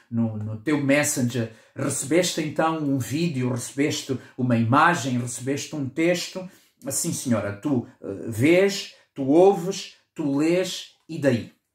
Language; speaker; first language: Portuguese; native; Portuguese